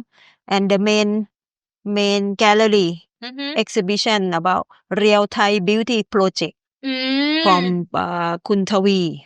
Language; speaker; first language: English; non-native, learner; Thai